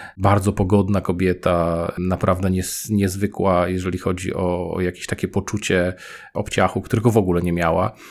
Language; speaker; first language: Polish; native; Polish